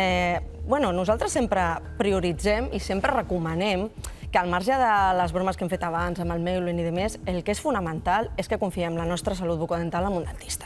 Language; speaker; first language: Catalan; native; Catalan